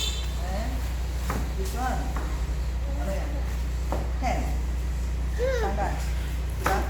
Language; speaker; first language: Filipino; non-native, learner; Korean